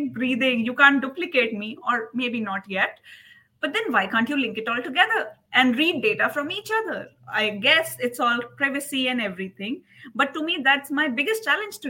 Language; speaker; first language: English; non-native, local second language; Hindi